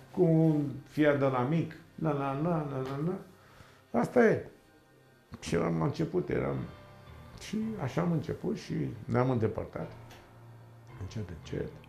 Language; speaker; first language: Romanian; native; Romanian